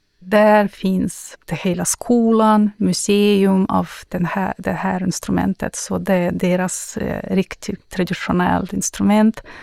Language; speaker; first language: Swedish; non-native, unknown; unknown